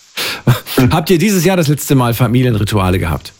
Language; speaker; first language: German; native; German